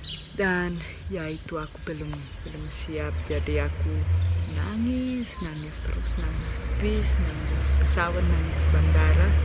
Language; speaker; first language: Indonesian; non-native, fluent; Spanish